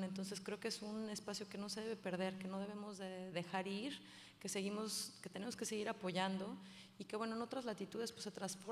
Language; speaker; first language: Spanish; native; Spanish